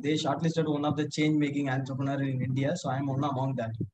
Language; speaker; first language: English; non-native, local second language; Tamil